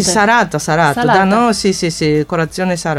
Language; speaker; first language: Italian; non-native, fluent; Japanese